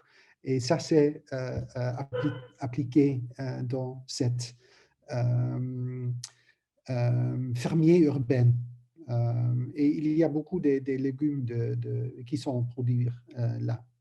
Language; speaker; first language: French; non-native, learner; Dutch